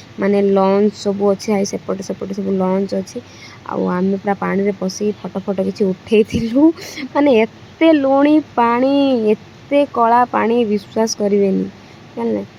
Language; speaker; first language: Odia; native; Odia